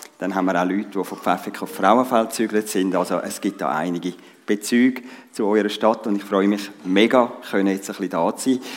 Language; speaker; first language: German; native; German